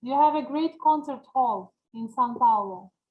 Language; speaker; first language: English; non-native, learner; Georgian